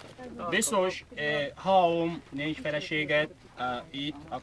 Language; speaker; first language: Hungarian; non-native, learner; Arabic